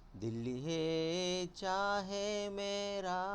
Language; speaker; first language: Hindi; non-native, local second language; Telugu